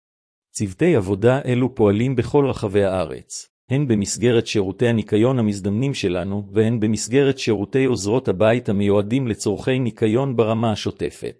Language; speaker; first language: Hebrew; native; Hebrew